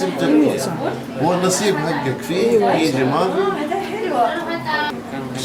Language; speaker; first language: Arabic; non-native, learner; Turkish